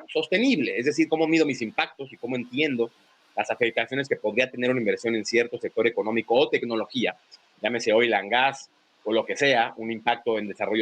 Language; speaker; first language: Spanish; native; Spanish